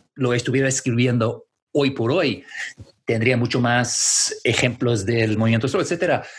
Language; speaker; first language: Spanish; non-native, fluent; English